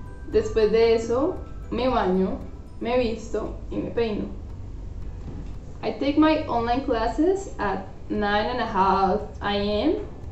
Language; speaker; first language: Spanish; native; Spanish